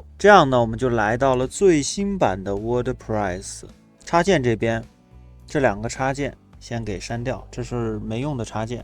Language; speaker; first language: Chinese; native; Chinese